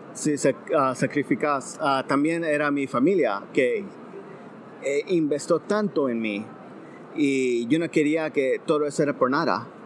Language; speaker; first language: Spanish; early bilingual, heritage; Spanish